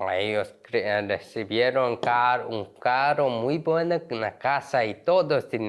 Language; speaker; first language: Spanish; non-native, learner; Korean